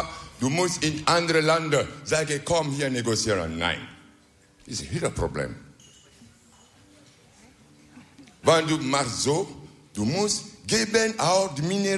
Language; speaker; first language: Dutch; non-native, learner; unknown